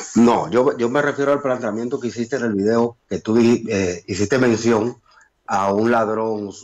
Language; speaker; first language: Spanish; native; Spanish